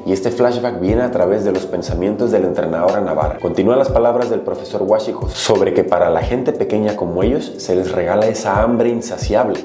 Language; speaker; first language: Spanish; native; Spanish